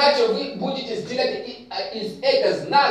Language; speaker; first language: Russian; non-native, fluent; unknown